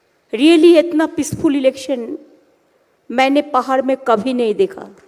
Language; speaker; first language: Hindi; non-native, local second language; Bangla